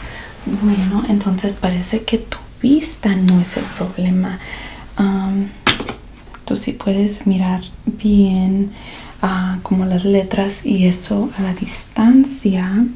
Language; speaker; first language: Spanish; early bilingual, heritage; Spanish